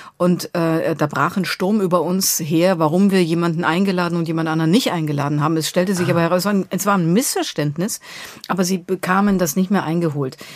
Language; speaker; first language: German; native; German